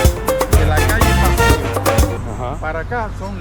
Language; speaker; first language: Spanish; native; Spanish